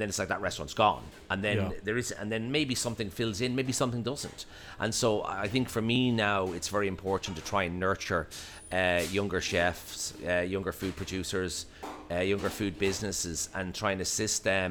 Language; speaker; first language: English; native; English